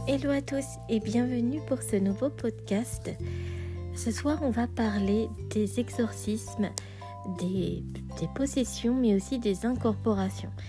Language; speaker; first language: French; native; French